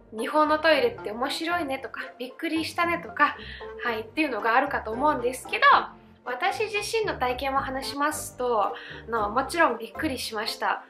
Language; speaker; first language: Japanese; non-native, fluent; Russian